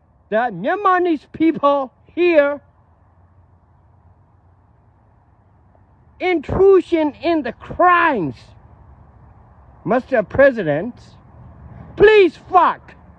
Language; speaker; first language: English; non-native, learner; Burmese